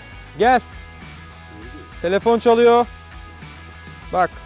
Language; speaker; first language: Turkish; native; Turkish